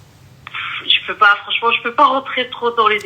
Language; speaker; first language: French; early bilingual, other home language; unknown